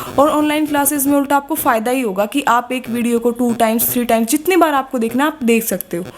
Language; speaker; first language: Hindi; native; Hindi